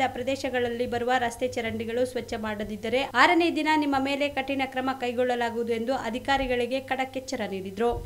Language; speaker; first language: Kannada; native; Kannada